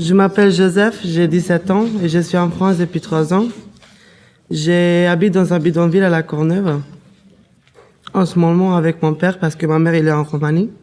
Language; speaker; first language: French; non-native, learner; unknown